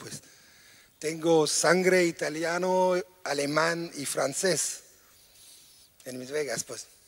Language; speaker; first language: Spanish; non-native, fluent; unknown